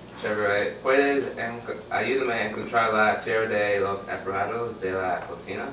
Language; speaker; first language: Spanish; non-native, learner; English